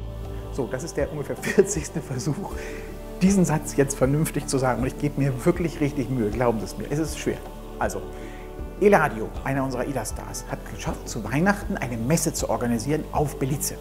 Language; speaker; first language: German; native; German